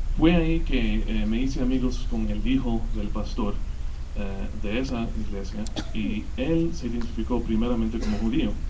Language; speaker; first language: Spanish; early bilingual, heritage; Spanish